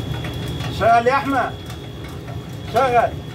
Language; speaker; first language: Arabic; non-native, learner; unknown